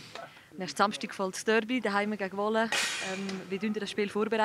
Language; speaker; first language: German; native; German